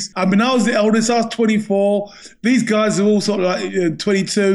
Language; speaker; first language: English; native; English